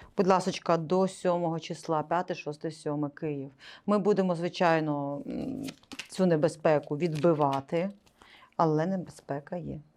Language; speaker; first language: Ukrainian; non-native, local second language; Russian